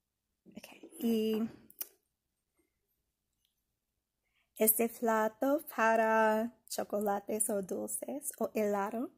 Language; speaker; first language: Spanish; non-native, fluent; English